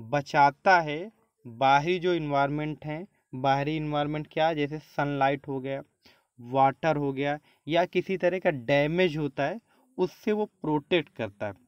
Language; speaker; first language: Hindi; native; Hindi